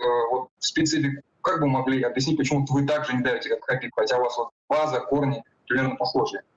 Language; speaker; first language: Russian; native; Russian